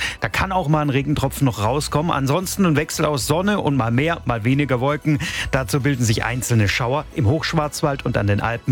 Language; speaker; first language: German; native; German